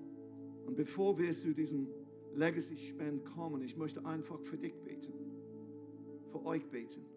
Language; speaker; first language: German; non-native, fluent; English